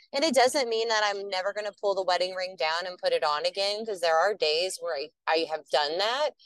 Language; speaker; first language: English; native; English